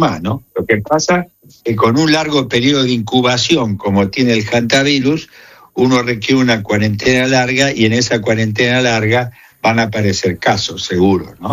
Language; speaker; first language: Spanish; native; Spanish